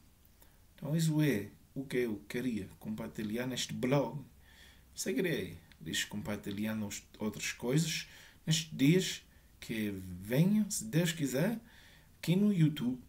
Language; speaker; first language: Portuguese; non-native, learner; Spanish